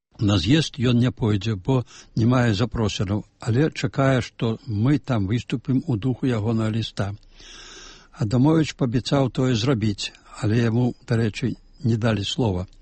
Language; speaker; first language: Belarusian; native; Belarusian